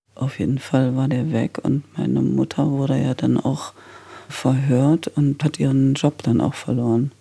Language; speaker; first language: German; native; German